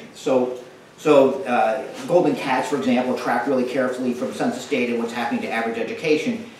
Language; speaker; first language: English; native; English